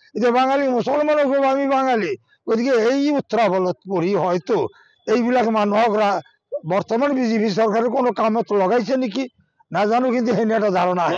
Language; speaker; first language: Assamese; non-native, local second language; Bangla